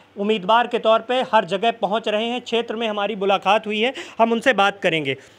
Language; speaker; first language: Hindi; native; Hindi